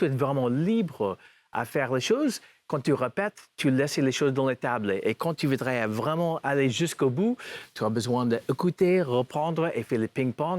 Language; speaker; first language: French; non-native, fluent; English